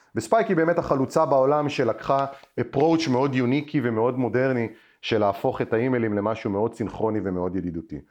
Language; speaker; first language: Hebrew; native; Hebrew